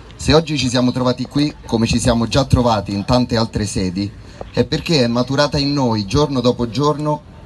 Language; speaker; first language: Italian; native; Italian